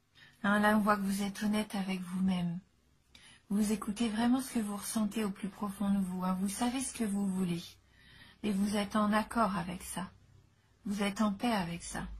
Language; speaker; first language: French; native; French